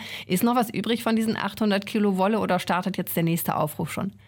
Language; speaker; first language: German; native; German